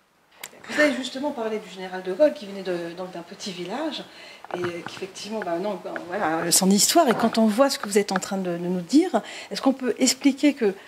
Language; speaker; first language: French; native; French